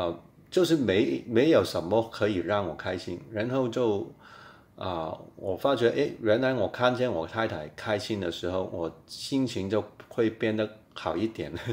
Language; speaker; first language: Chinese; non-native, fluent; Cantonese